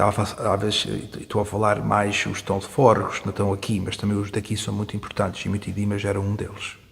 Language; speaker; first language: Portuguese; early bilingual, heritage; Portuguese